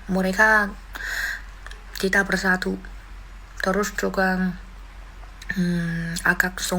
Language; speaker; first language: Indonesian; non-native, fluent; Chinese